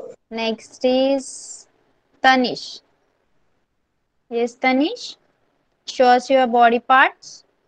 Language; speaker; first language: English; non-native, local second language; Marathi